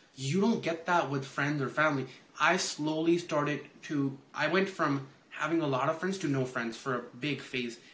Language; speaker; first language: English; early bilingual, other home language; Hindi